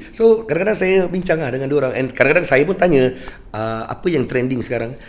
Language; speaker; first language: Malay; native; Malay